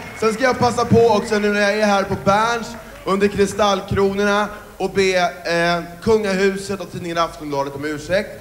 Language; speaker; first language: Swedish; native; Swedish